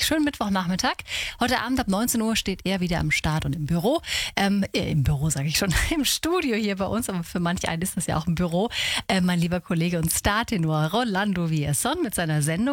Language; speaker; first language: German; native; German